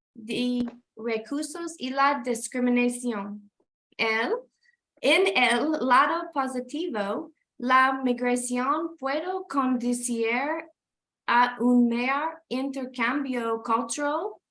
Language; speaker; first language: Spanish; non-native, learner; English